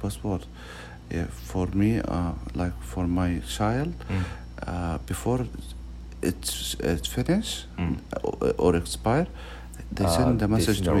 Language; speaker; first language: English; non-native, learner; Arabic